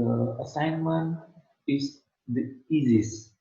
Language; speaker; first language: English; non-native, learner; Indonesian